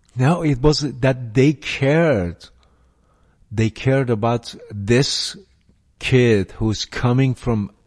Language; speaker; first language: English; non-native, fluent; Persian